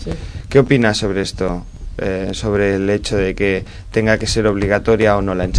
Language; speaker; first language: Spanish; native; Spanish